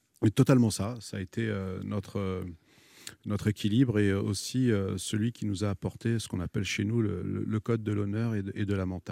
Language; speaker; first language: French; native; French